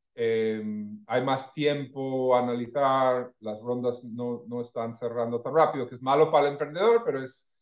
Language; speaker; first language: Spanish; non-native, fluent; English